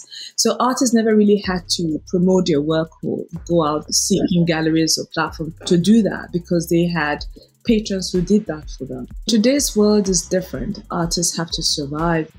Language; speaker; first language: English; non-native, local second language; Igbo